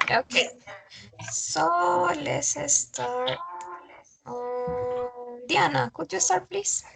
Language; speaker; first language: English; non-native, fluent; Spanish